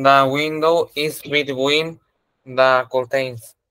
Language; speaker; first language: English; non-native, learner; Spanish